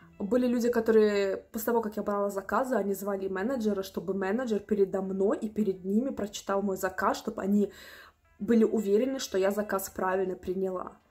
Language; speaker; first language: Russian; native; Russian